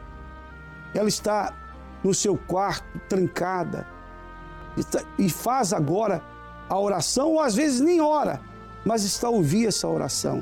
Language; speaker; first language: Portuguese; native; Portuguese